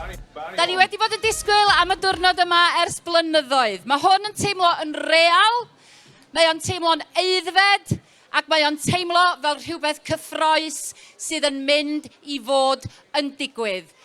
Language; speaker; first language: Welsh; native; Welsh